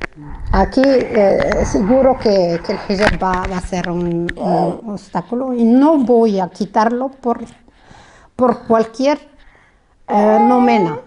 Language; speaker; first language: Spanish; non-native, fluent; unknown